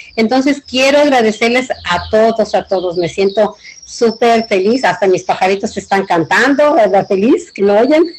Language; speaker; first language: Spanish; native; Spanish